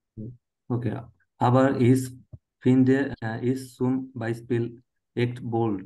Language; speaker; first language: German; non-native, learner; Bangla